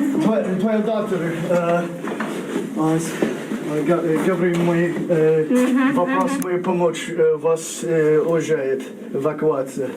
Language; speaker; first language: Russian; non-native, learner; English